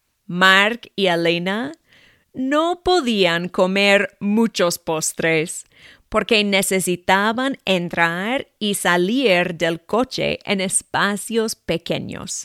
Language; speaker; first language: Spanish; non-native, fluent; English